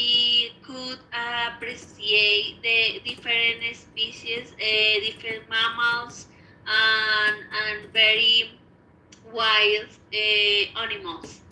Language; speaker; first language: English; non-native, learner; Spanish